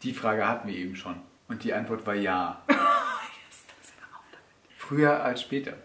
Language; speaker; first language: German; native; German